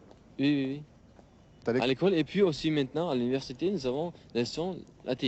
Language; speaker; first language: French; non-native, learner; Uzbek